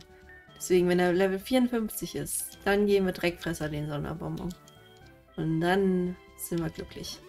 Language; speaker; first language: German; native; German